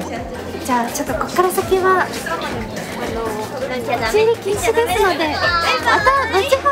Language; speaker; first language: Japanese; native; Japanese